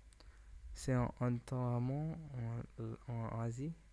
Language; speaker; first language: French; non-native, learner; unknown